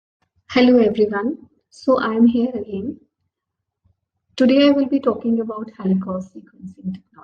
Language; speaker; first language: English; non-native, local second language; Hindi